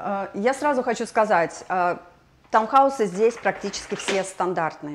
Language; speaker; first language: Russian; native; Russian